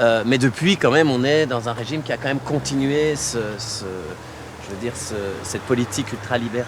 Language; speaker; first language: French; native; French